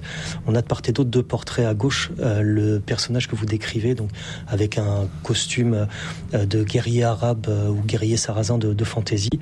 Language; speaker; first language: French; native; French